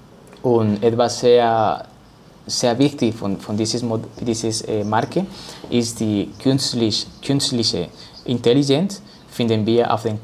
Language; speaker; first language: German; non-native, learner; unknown